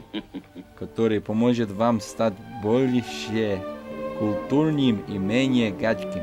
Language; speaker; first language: Russian; non-native, learner; English